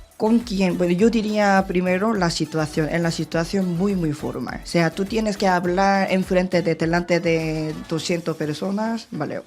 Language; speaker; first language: Spanish; non-native, learner; Korean